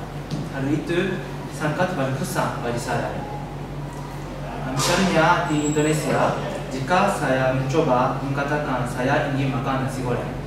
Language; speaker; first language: Indonesian; non-native, learner; Japanese